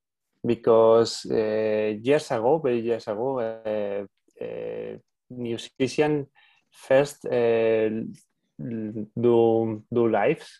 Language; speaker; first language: English; non-native, learner; Spanish